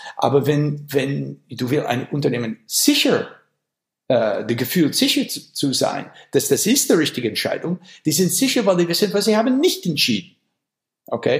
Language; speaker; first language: German; non-native, fluent; English